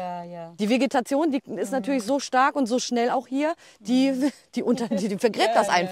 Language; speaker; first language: German; native; German